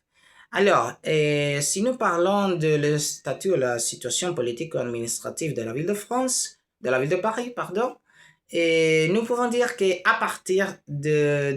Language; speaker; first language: French; non-native, learner; Spanish